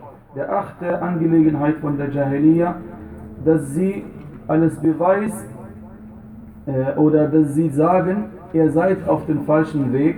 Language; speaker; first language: German; non-native, fluent; Arabic